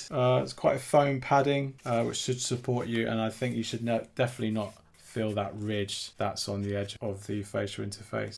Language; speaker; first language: English; native; English